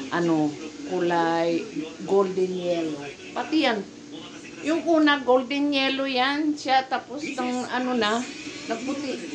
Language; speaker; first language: Filipino; non-native, local second language; Cebuano